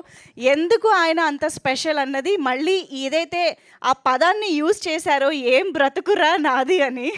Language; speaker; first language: Telugu; native; Telugu